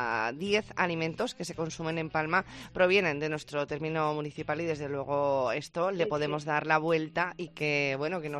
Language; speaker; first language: Spanish; native; Spanish